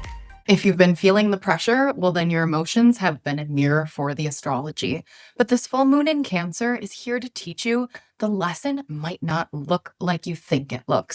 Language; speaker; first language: English; native; English